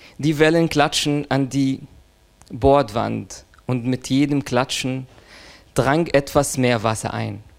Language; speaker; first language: German; non-native, fluent; Arabic